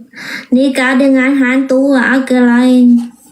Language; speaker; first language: Indonesian; non-native, learner; Vietnamese